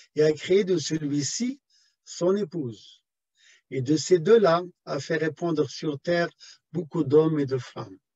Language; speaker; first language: French; non-native, local second language; Arabic